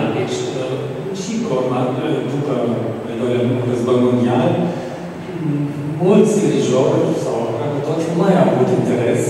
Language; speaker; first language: Romanian; non-native, fluent; German